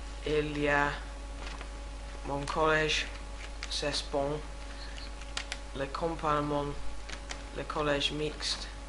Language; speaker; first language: French; non-native, learner; English